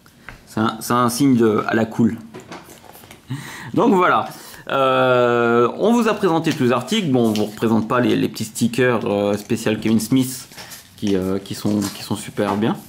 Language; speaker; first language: French; native; French